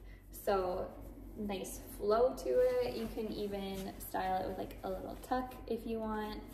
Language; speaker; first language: English; native; English